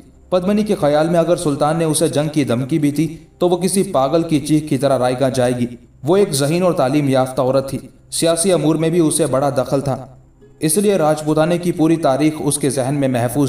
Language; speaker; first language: Urdu; native; Urdu